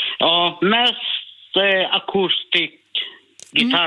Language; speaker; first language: Swedish; non-native, learner; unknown